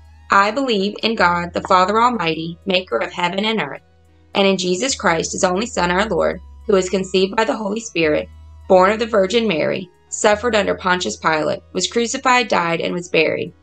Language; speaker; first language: English; native; English